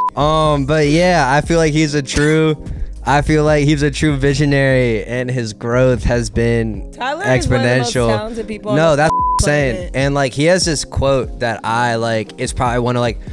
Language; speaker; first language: English; native; English